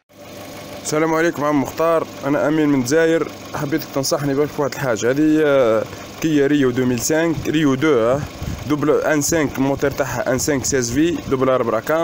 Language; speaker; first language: Arabic; native; Arabic